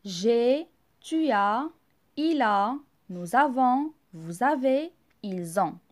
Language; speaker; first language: French; non-native, local second language; Arabic